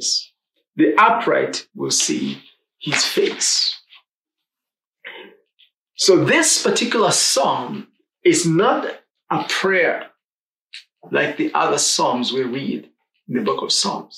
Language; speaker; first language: English; non-native, local second language; Swahili